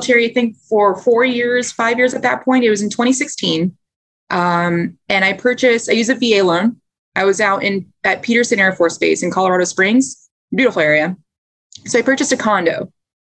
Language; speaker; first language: English; native; English